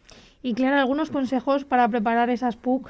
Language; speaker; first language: Spanish; native; Spanish